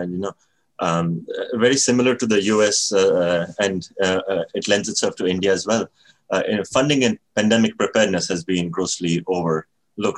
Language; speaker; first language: English; non-native, local second language; Bangla